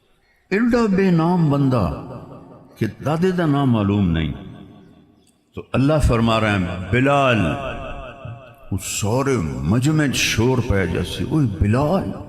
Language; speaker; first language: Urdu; non-native, local second language; Punjabi